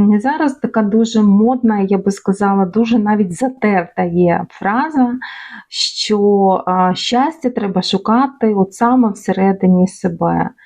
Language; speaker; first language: Ukrainian; native; Ukrainian